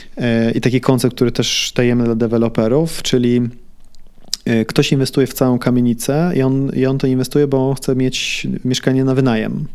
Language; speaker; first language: Polish; early bilingual, heritage; Polish